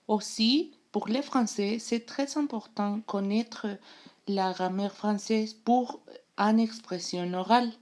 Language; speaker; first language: French; non-native, learner; Spanish